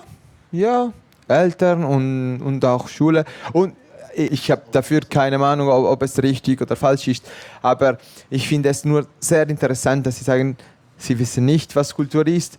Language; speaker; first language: German; non-native, fluent; Italian